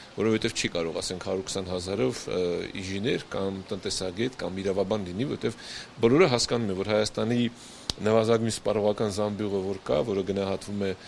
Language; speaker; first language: Armenian; native; Armenian